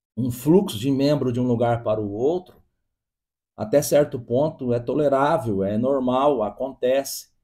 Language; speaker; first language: Portuguese; native; Portuguese